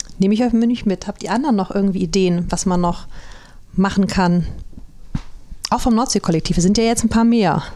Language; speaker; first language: German; native; German